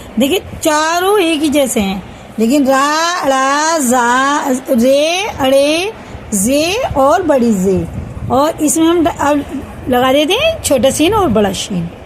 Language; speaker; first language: Hindi; native; Hindi